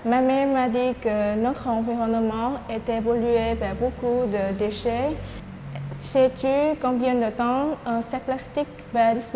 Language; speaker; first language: French; non-native, learner; Vietnamese